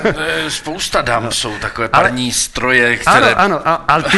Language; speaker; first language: Czech; native; Czech